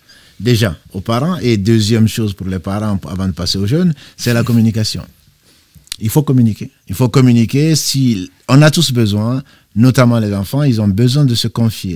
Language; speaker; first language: French; native; French